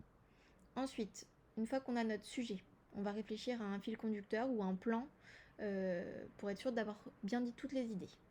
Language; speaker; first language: French; native; French